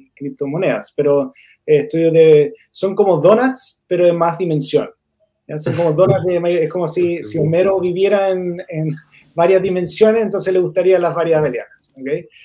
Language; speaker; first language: Spanish; non-native, fluent; English